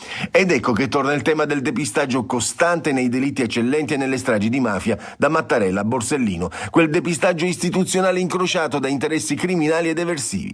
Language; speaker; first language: Italian; native; Italian